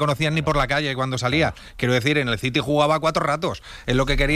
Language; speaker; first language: Spanish; native; Spanish